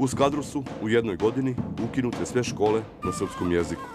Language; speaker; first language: Bosnian; native; Bosnian